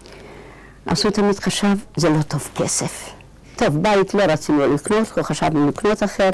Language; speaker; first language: Hebrew; non-native, fluent; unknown